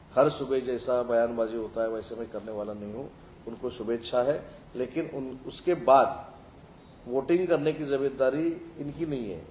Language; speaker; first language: Hindi; non-native, local second language; Marathi